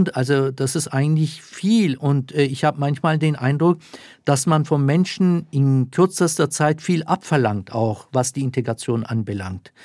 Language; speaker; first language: German; non-native, fluent; Turkish